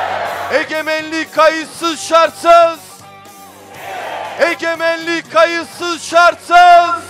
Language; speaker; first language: Turkish; native; Turkish